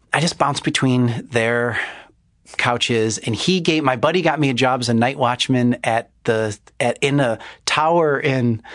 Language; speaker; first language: English; native; English